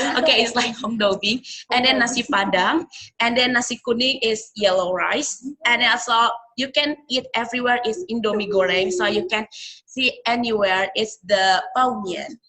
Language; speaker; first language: English; non-native, learner; Indonesian